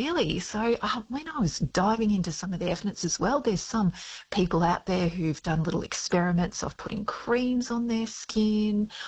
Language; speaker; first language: English; native; English